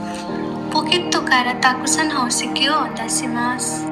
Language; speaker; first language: Japanese; non-native, learner; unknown